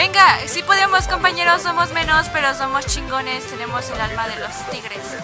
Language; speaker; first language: Spanish; native; Spanish